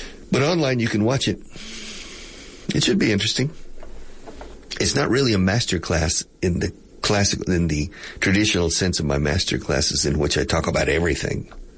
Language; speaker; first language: English; native; English